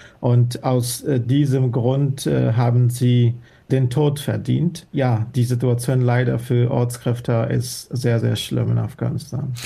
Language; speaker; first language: German; non-native, fluent; Persian